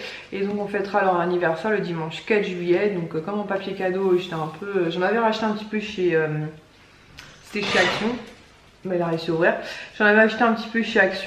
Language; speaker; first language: French; native; French